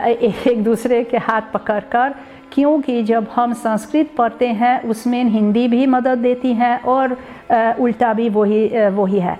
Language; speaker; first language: Hindi; non-native, fluent; Hungarian